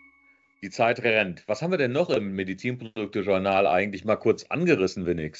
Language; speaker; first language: German; native; German